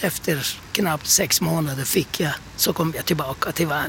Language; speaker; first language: Swedish; non-native, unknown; Turkish